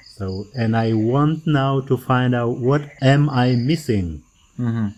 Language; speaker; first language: English; non-native, fluent; Kazakh